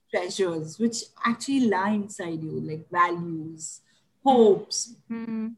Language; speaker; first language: English; non-native, local second language; Tulu